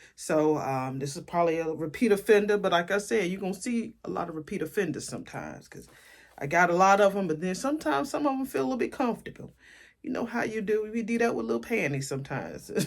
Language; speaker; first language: English; native; English